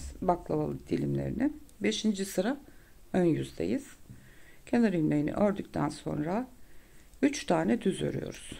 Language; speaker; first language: Turkish; native; Turkish